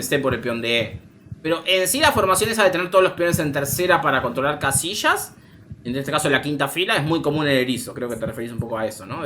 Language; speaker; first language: Spanish; native; Spanish